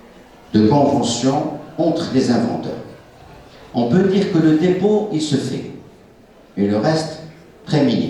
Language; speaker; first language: French; non-native, local second language; Arabic